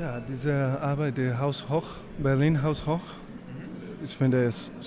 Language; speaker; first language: German; non-native, fluent; Spanish